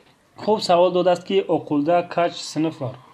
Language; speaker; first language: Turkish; non-native, fluent; Tajik